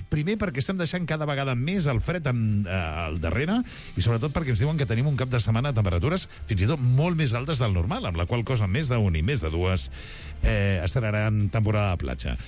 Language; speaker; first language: Catalan; native; Catalan